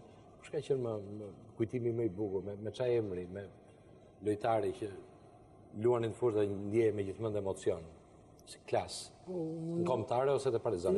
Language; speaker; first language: Albanian; native; Albanian